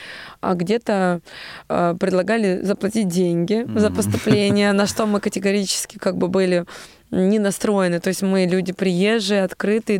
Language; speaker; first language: Russian; native; Russian